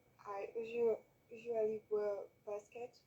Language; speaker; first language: English; non-native, learner; French